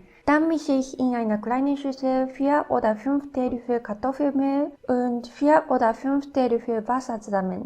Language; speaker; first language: German; non-native, fluent; Japanese